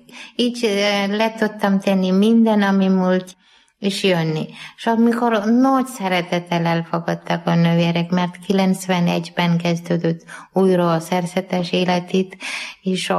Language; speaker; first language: Hungarian; non-native, learner; Malayalam